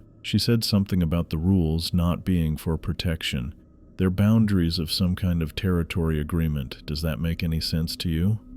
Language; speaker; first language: English; native; English